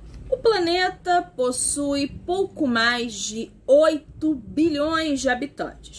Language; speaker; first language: Portuguese; native; Portuguese